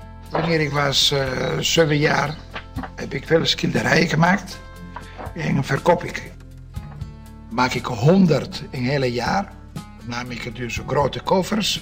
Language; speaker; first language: Dutch; non-native, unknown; Italian